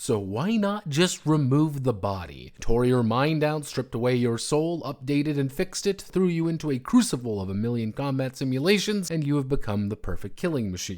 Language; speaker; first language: English; native; English